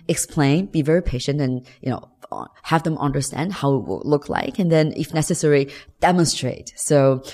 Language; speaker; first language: English; non-native, fluent; Chinese